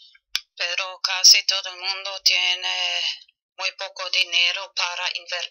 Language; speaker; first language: Spanish; non-native, fluent; German